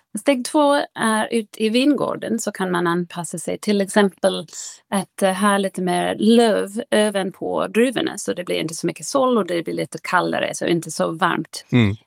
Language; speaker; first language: Swedish; non-native, fluent; English